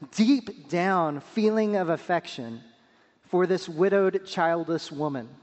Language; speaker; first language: English; native; English